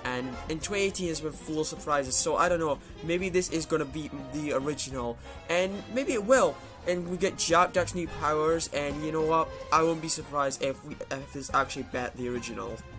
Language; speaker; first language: English; native; English